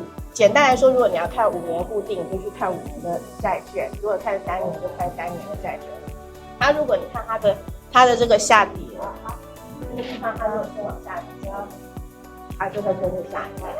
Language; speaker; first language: Chinese; native; Chinese